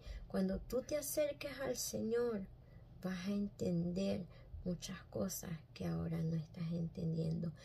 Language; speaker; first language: Spanish; native; Spanish